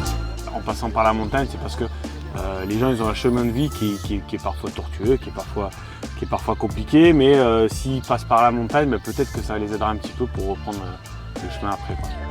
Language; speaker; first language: French; native; French